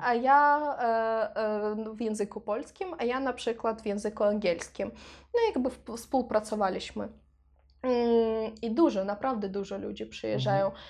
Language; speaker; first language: Polish; non-native, learner; Russian